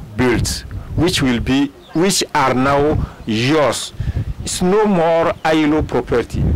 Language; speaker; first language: English; non-native, fluent; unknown